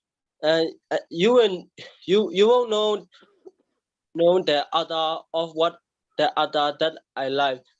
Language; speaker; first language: English; non-native, learner; Burmese